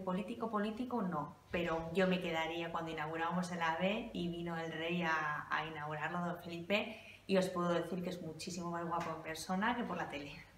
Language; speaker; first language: Spanish; native; Spanish